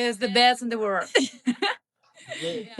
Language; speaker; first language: English; non-native, learner; Spanish